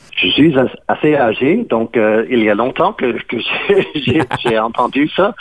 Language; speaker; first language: French; non-native, fluent; English